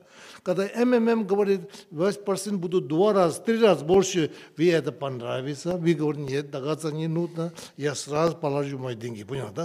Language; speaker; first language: Russian; non-native, learner; Tibetan